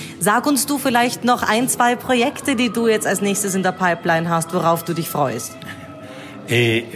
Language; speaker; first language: German; native; German